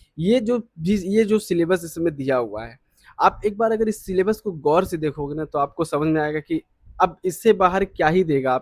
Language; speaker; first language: Hindi; native; Hindi